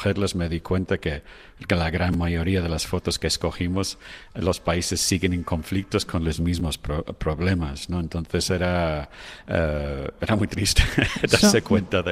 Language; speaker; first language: Spanish; non-native, fluent; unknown